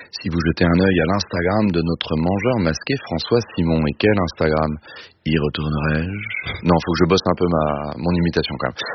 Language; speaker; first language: French; native; French